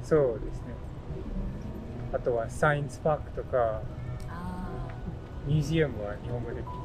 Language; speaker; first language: Japanese; non-native, learner; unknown